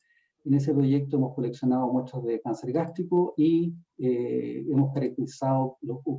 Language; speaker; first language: Spanish; native; Spanish